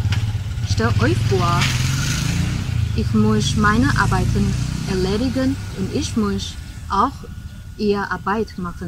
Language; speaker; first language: German; non-native, learner; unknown